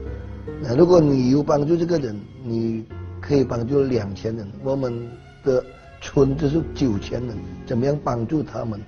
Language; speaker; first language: Chinese; non-native, learner; Hakka Chinese